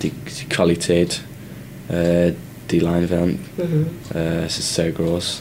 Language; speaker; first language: German; non-native, learner; English